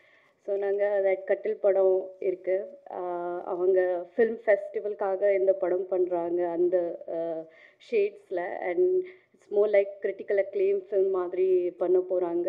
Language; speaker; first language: Tamil; non-native, fluent; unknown